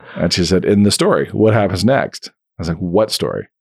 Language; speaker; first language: English; native; English